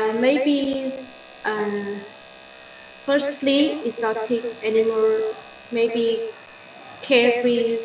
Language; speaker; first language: English; non-native, learner; Vietnamese